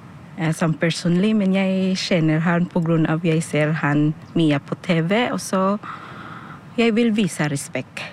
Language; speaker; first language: Norwegian; non-native, fluent; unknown